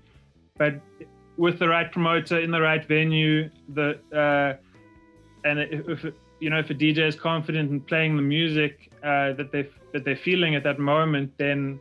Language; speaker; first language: English; native; English